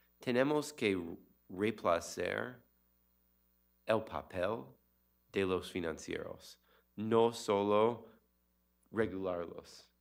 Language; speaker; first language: Spanish; non-native, learner; English